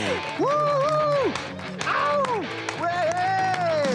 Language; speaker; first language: French; native; French